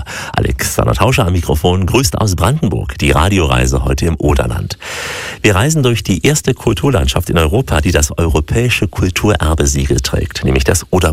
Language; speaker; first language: German; native; German